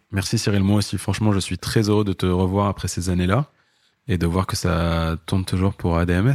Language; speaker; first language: French; non-native, local second language; Arabic